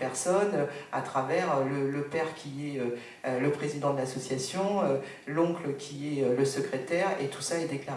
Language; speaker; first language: French; native; French